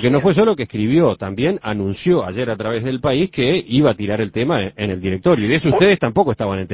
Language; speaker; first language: Spanish; native; Spanish